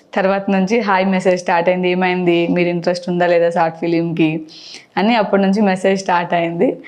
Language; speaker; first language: Telugu; native; Telugu